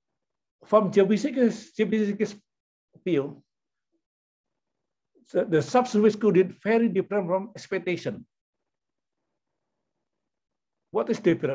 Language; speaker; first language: English; non-native, learner; Indonesian